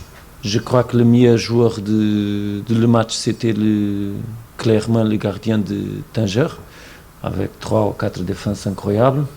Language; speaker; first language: French; non-native, fluent; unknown